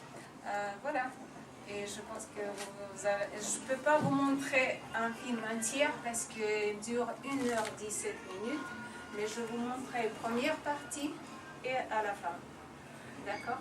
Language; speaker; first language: French; non-native, fluent; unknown